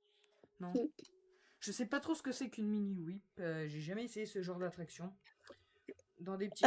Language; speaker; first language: French; native; French